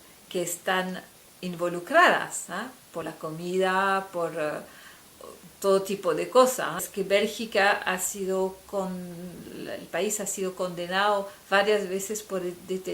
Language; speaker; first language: Spanish; non-native, fluent; French